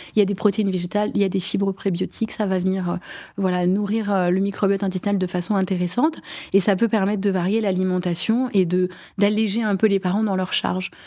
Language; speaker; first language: French; native; French